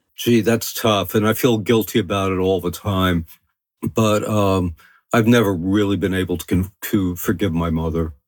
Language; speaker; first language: English; early bilingual, other home language; French